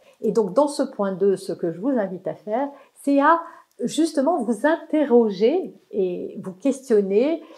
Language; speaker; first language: French; native; French